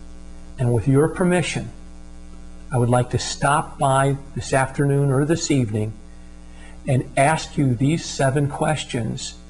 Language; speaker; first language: English; native; English